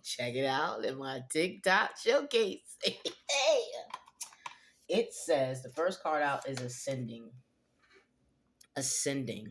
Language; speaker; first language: English; native; English